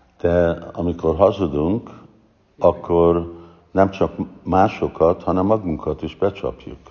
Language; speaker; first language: Hungarian; non-native, fluent; English